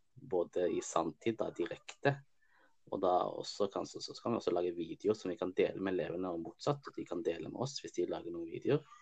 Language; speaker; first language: Norwegian; early bilingual, other home language; Somali